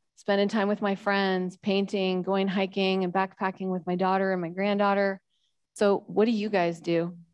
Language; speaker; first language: English; native; English